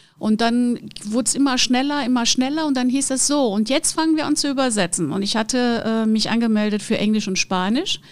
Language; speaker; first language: German; non-native, fluent; Portuguese